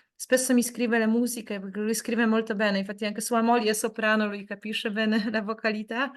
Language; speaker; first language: Italian; non-native, fluent; Polish